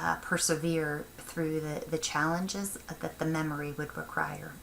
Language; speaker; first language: English; native; English